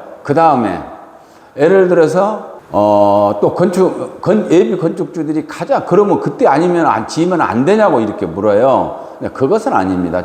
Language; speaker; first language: Korean; native; Korean